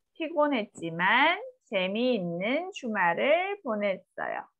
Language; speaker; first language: Korean; native; Korean